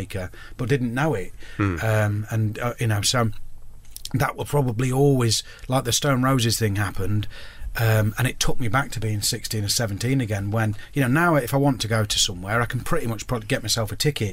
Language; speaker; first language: English; native; English